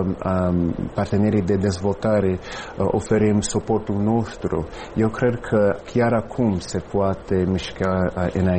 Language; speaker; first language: Romanian; non-native, fluent; English